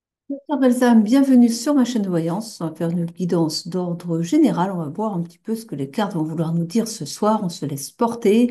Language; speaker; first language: French; native; French